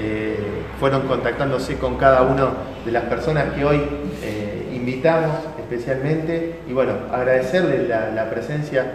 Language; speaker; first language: Spanish; native; Spanish